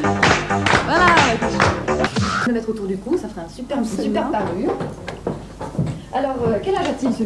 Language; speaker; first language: French; native; French